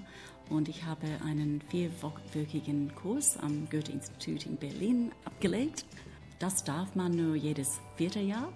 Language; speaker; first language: German; non-native, fluent; English